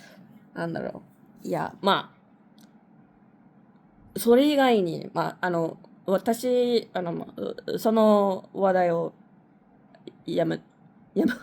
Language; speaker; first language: Japanese; non-native, learner; English